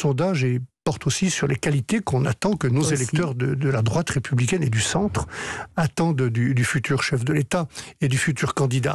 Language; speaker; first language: French; native; French